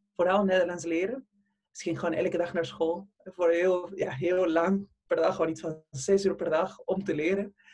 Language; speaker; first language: Dutch; non-native, fluent; Spanish